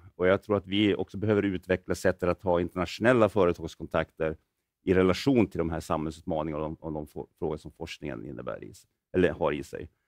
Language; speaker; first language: Swedish; native; Swedish